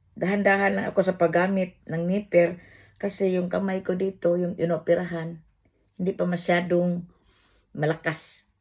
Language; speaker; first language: Filipino; non-native, local second language; Cebuano